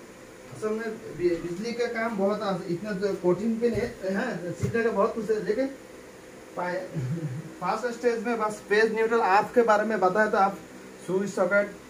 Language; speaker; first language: Hindi; non-native, fluent; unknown